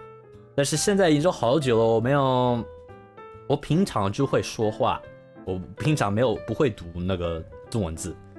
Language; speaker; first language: Chinese; non-native, learner; English